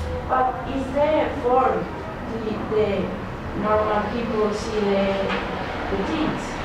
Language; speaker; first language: English; non-native, learner; Spanish